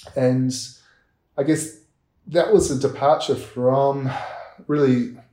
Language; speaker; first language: English; native; English